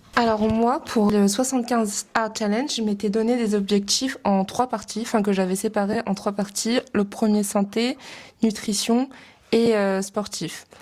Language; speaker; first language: French; native; French